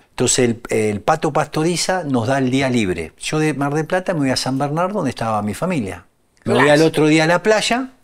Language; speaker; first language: Spanish; native; Spanish